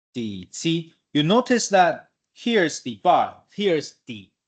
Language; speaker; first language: English; non-native, fluent; Chinese